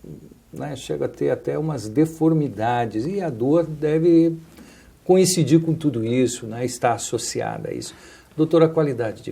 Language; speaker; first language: Portuguese; native; Portuguese